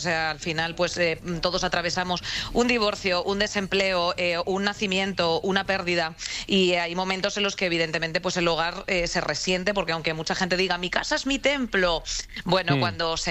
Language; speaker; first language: Spanish; native; Spanish